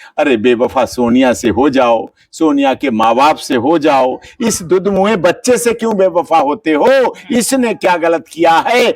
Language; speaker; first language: Hindi; native; Hindi